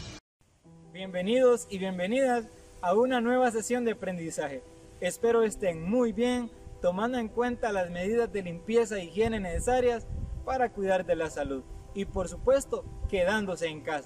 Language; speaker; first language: Spanish; native; Spanish